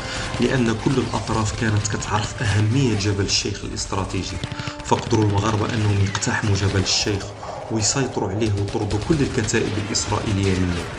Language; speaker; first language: Arabic; native; Arabic